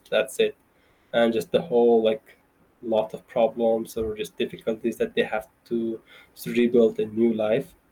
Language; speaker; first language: English; non-native, fluent; Persian